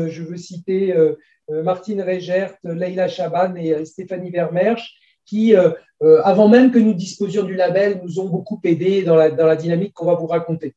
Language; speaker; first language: French; native; French